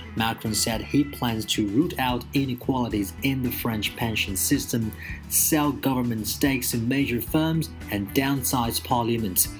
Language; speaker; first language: English; non-native, fluent; Chinese